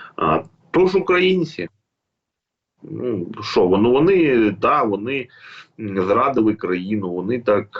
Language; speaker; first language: Ukrainian; native; Ukrainian